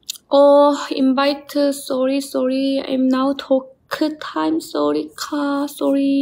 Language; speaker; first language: English; non-native, learner; Korean